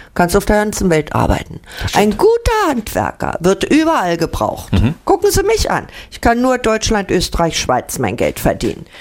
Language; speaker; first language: German; native; German